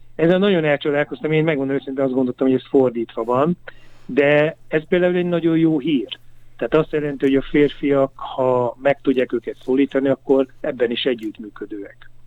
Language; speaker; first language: Hungarian; native; Hungarian